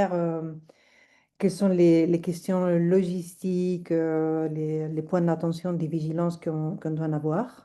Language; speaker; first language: French; non-native, fluent; Spanish